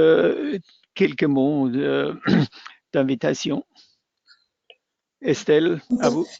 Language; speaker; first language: French; non-native, fluent; German